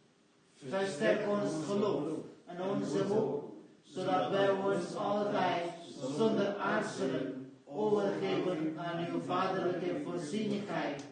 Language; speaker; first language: Dutch; non-native, fluent; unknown